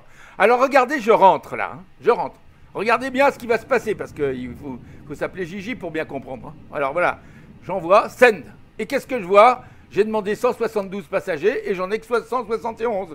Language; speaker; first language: French; native; French